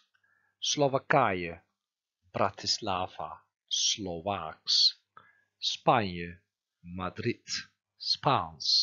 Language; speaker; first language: Dutch; non-native, fluent; Turkish